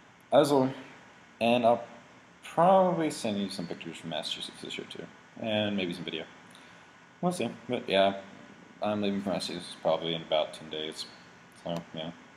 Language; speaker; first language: English; native; English